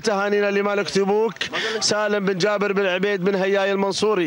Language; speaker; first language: Arabic; native; Arabic